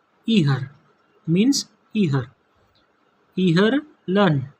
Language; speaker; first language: German; non-native, learner; Gujarati